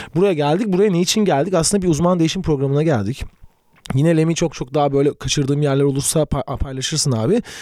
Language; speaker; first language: Turkish; native; Turkish